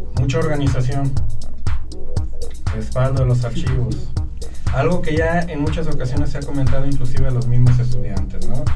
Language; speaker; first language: Spanish; native; Spanish